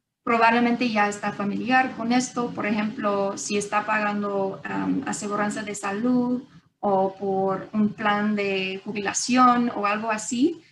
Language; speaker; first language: Spanish; non-native, fluent; English